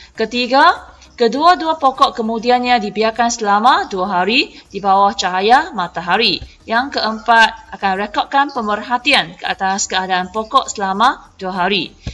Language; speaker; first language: Malay; non-native, local second language; Chinese